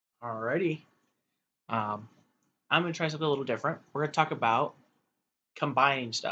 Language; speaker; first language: English; native; English